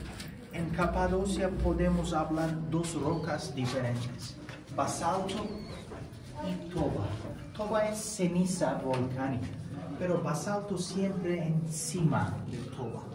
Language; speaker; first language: Spanish; non-native, fluent; Turkish